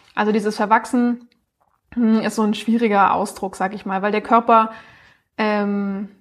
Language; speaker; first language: German; native; German